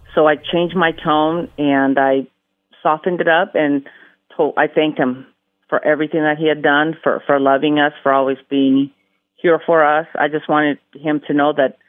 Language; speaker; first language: English; early bilingual, other home language; Spanish